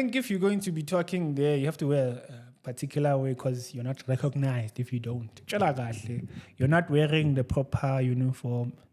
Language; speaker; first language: English; non-native, local second language; Zulu